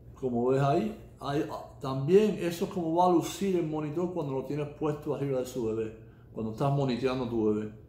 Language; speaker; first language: Spanish; early bilingual, heritage; Spanish